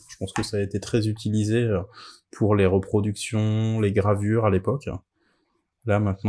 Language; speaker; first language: French; native; French